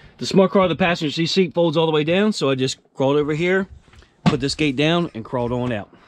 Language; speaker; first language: English; native; English